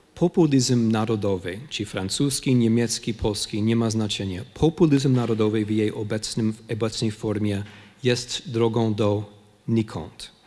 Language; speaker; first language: Polish; non-native, fluent; English